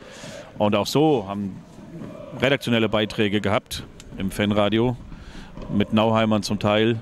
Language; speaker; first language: German; native; German